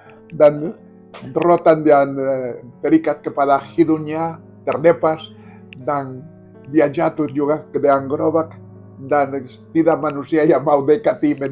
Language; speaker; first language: Indonesian; non-native, fluent; Spanish